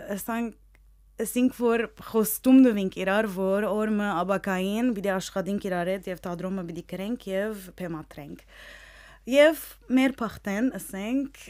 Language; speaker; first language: Armenian; early bilingual, heritage; Armenian